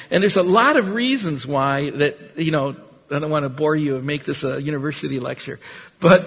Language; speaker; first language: English; early bilingual, other home language; Spanish